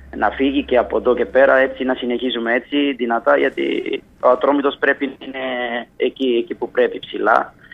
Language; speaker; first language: Greek; non-native, fluent; Italian